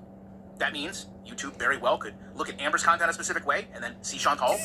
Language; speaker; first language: English; native; English